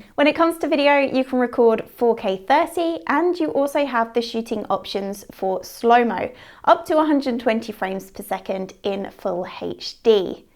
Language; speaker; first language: English; native; English